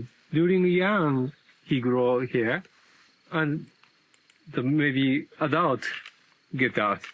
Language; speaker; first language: English; non-native, learner; Japanese